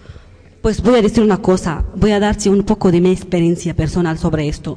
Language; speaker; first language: Spanish; non-native, learner; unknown